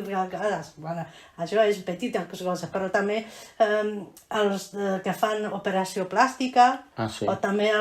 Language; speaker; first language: Catalan; non-native, fluent; Chinese